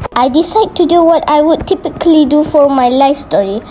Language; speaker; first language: English; non-native, local second language; Malay